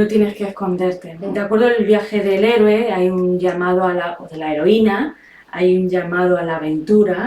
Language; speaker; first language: Spanish; native; Spanish